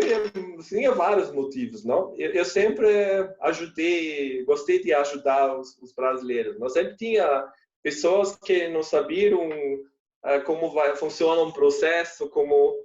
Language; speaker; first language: Portuguese; non-native, fluent; German